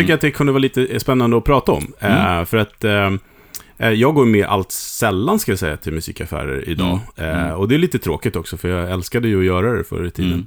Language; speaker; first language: Swedish; native; Swedish